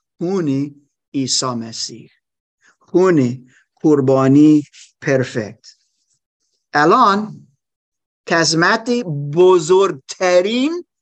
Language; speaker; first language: Persian; non-native, learner; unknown